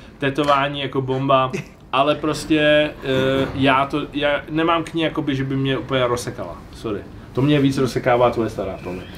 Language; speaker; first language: Czech; native; Czech